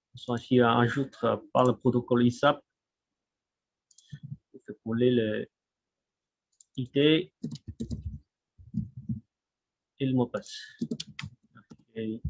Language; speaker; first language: French; non-native, fluent; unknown